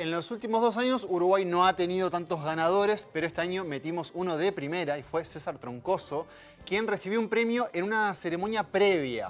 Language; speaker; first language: Spanish; native; Spanish